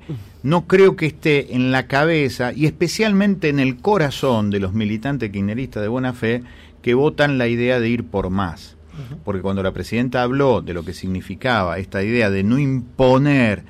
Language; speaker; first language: Spanish; native; Spanish